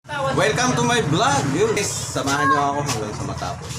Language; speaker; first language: Filipino; native; Filipino